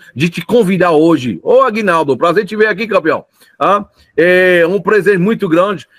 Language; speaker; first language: Portuguese; non-native, fluent; French